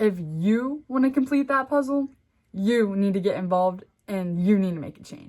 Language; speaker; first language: English; native; English